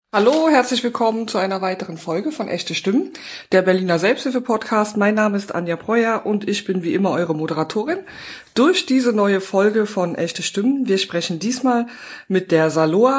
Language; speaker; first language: German; native; German